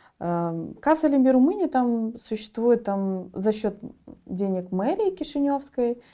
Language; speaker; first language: Russian; native; Russian